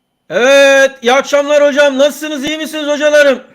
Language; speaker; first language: Turkish; native; Turkish